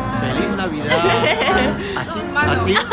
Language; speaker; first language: Spanish; non-native, fluent; Korean